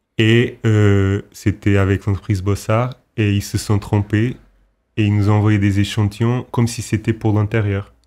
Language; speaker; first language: French; non-native, fluent; Portuguese